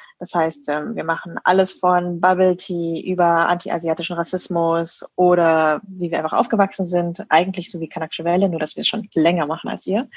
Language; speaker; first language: German; early bilingual, other home language; Vietnamese